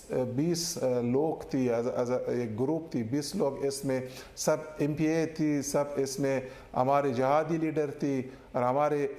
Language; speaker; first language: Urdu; non-native, learner; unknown